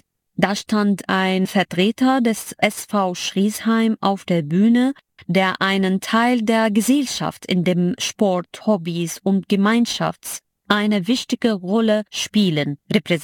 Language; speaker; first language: German; non-native, fluent; Arabic